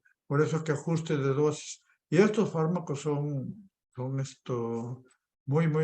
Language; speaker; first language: Spanish; native; Spanish